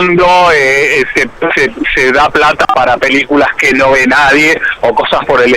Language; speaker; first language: Spanish; native; Spanish